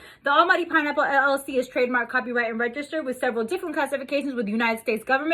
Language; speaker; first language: English; native; English